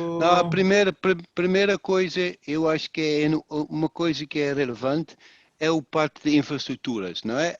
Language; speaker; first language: Portuguese; non-native, fluent; Dutch